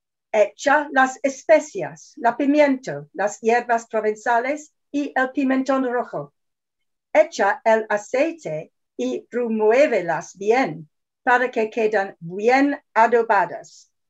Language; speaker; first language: Spanish; non-native, fluent; English